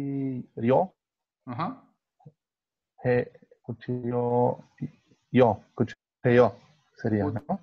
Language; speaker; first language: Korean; non-native, learner; Spanish